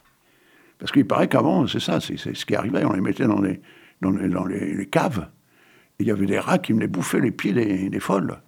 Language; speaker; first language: French; native; French